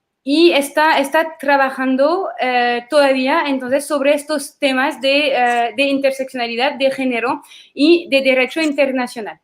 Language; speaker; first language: Spanish; non-native, fluent; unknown